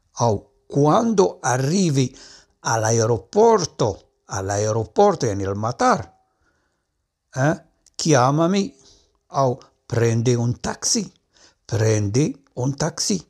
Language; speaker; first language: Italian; non-native, fluent; Arabic